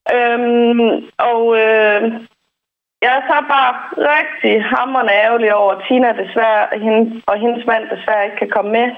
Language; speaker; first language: Danish; native; Danish